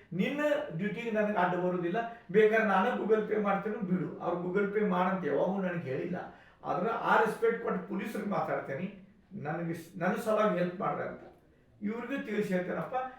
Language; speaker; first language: Kannada; native; Kannada